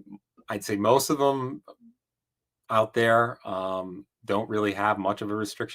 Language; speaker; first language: English; native; English